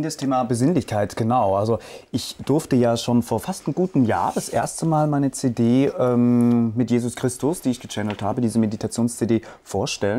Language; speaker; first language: German; native; German